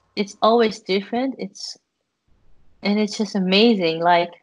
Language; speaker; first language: English; non-native, fluent; Dutch